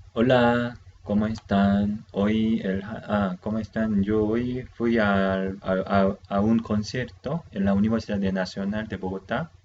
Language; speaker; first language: Spanish; non-native, fluent; Korean